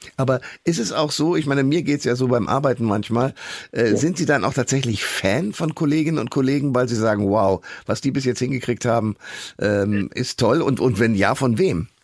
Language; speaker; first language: German; native; German